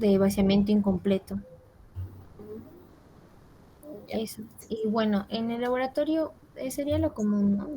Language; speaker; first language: Spanish; native; Spanish